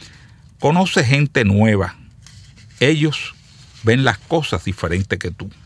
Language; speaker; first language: Spanish; native; Spanish